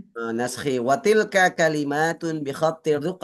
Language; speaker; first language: Arabic; non-native, fluent; Indonesian